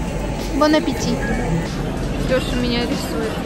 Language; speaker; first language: Russian; native; Russian